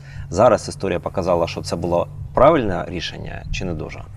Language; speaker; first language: Ukrainian; native; Ukrainian